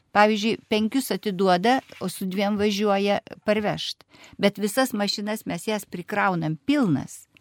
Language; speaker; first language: Lithuanian; non-native, fluent; Russian